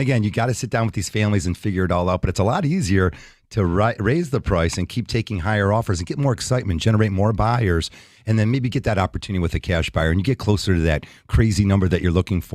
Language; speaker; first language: English; native; English